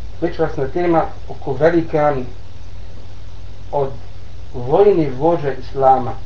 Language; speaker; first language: Bosnian; non-native, learner; Arabic